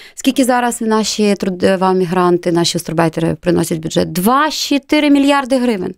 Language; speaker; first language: Ukrainian; non-native, local second language; Russian